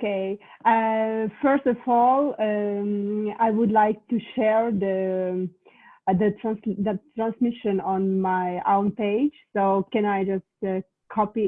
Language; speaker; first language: English; non-native, fluent; Russian